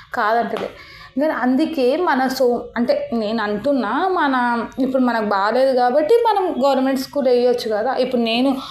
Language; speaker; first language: Telugu; native; Telugu